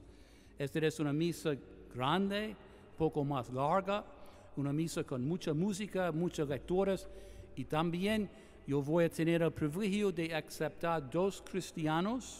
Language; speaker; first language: Spanish; non-native, fluent; English